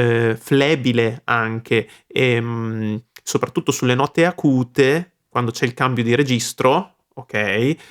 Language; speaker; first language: Italian; native; Italian